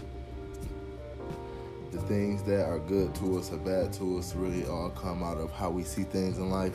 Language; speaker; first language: English; native; English